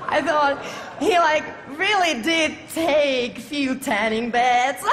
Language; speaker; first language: English; non-native, fluent; Czech